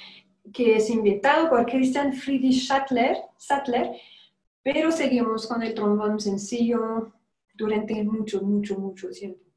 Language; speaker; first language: Spanish; non-native, fluent; French